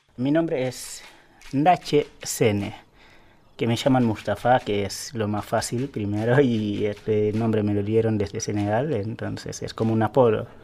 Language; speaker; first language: Spanish; non-native, fluent; Wolof